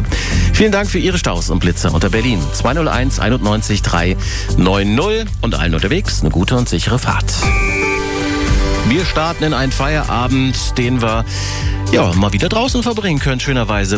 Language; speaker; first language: German; native; German